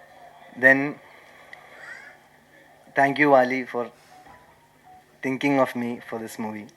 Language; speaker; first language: Tamil; non-native, learner; Malayalam